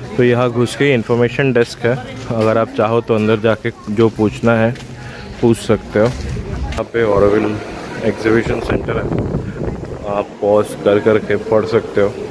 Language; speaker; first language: Hindi; non-native, local second language; Bangla